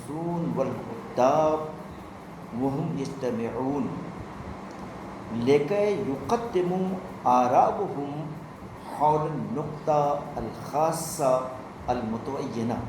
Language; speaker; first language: Arabic; non-native, fluent; Urdu